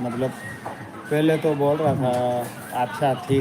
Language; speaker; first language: Hindi; non-native, local second language; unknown